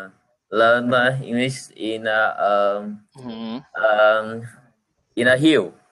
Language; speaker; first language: English; non-native, learner; Vietnamese